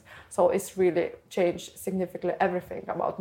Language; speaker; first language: English; non-native, learner; Lithuanian